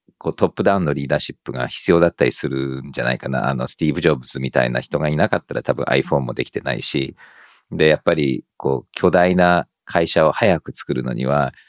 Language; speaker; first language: Japanese; early bilingual, heritage; Japanese